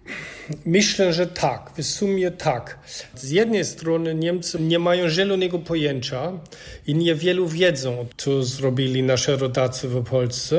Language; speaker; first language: Polish; non-native, fluent; German